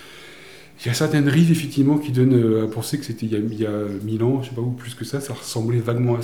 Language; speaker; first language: French; native; French